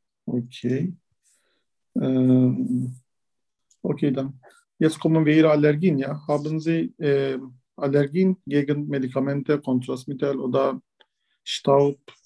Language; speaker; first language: German; non-native, learner; Turkish